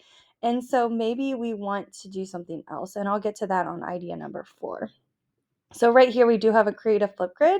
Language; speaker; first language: English; native; English